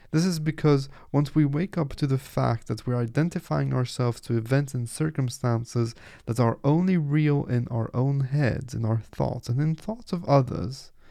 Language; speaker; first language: English; non-native, fluent; French